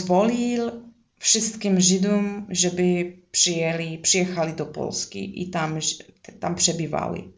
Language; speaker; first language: Polish; non-native, learner; Czech